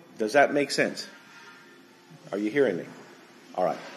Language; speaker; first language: English; native; English